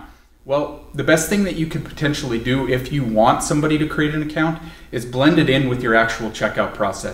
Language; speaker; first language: English; native; English